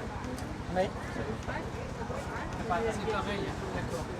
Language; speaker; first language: French; native; French